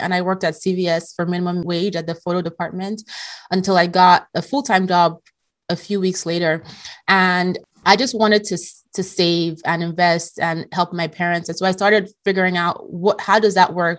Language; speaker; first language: English; non-native, local second language; Yoruba